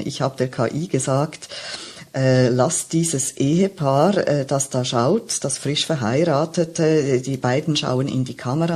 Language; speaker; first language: German; native; German